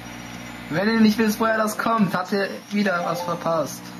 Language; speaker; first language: German; native; German